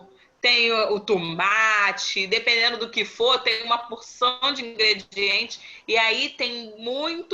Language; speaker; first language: Portuguese; native; Portuguese